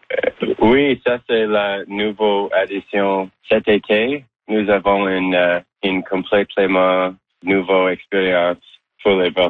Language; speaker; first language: French; non-native, learner; English